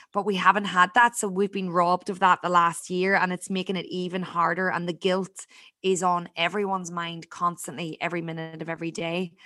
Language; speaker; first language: English; native; English